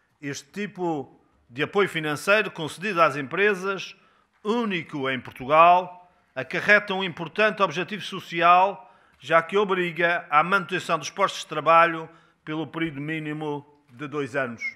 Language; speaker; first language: Portuguese; native; Portuguese